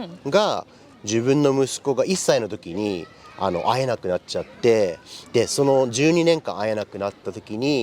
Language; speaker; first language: Japanese; early bilingual, other home language; English